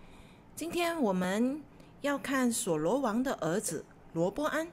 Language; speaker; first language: Chinese; native; Chinese